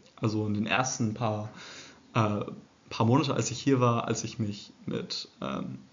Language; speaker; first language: German; early bilingual, heritage; English